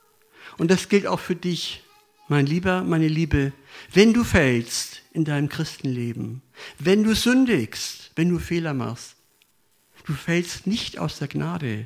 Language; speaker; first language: German; native; German